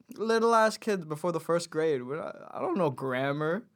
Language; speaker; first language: English; non-native, local second language; Filipino